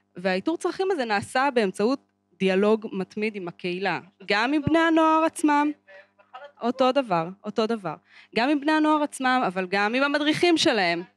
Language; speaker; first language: Hebrew; native; Hebrew